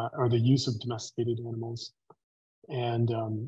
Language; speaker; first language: English; native; English